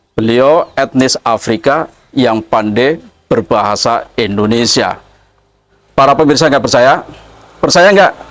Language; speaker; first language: Indonesian; native; Indonesian